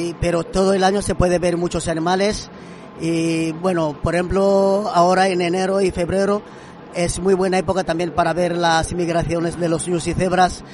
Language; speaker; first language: Spanish; non-native, fluent; Swahili